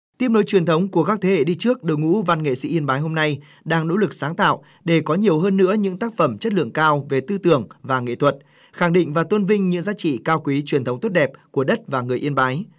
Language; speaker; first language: Vietnamese; native; Vietnamese